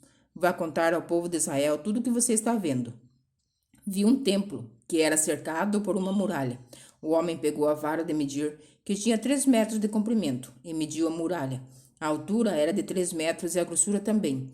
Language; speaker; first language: Portuguese; native; Portuguese